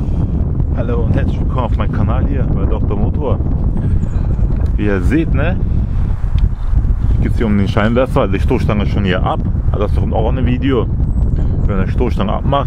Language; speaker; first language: German; early bilingual, other home language; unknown